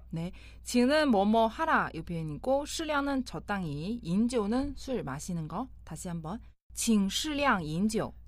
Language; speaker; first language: Korean; non-native, fluent; Chinese